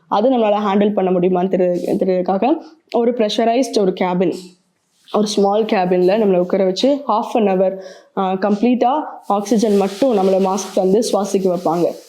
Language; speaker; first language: Tamil; native; Tamil